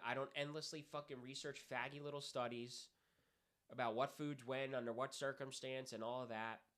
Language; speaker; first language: English; native; English